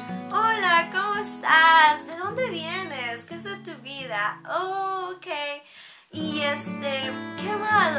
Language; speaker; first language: Spanish; early bilingual, heritage; Spanish